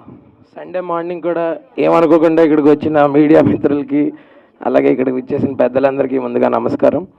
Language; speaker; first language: Telugu; native; Telugu